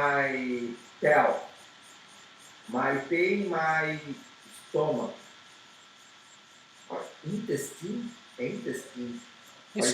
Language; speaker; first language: English; non-native, learner; Portuguese